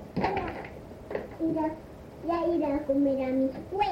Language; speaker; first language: Spanish; early bilingual, heritage; Spanish